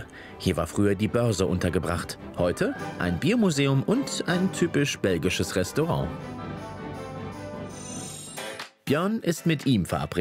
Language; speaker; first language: German; native; German